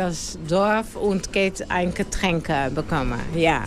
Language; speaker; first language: German; non-native, learner; Dutch